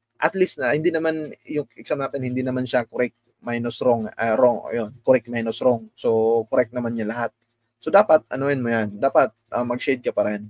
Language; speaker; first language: Filipino; non-native, local second language; Cebuano